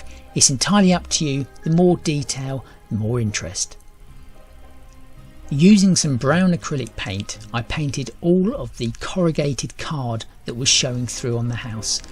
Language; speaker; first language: English; native; English